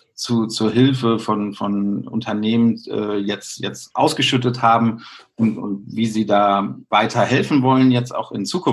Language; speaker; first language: German; native; German